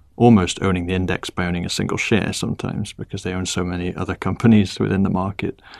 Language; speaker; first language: English; native; English